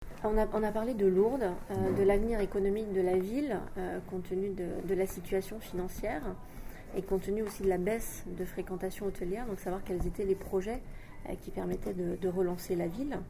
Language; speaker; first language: French; native; French